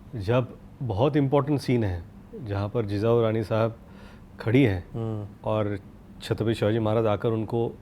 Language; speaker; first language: Hindi; non-native, local second language; Marathi